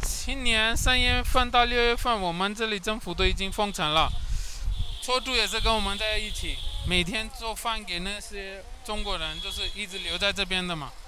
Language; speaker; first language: Chinese; non-native, learner; Hindi